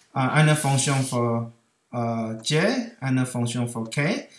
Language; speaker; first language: German; non-native, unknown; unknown